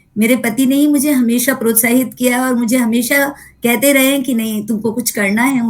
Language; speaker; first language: Hindi; native; Hindi